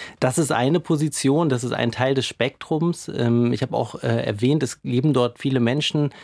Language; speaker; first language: German; native; German